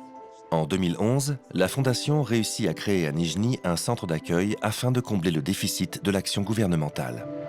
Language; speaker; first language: French; native; French